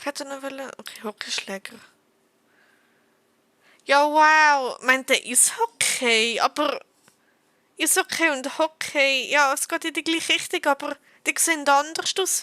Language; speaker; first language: German; native; German